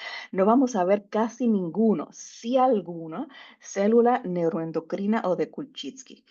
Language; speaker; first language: Spanish; native; Spanish